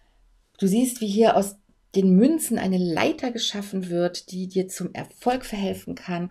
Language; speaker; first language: German; native; German